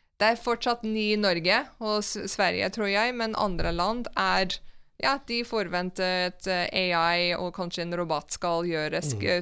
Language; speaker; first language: Norwegian; non-native, fluent; English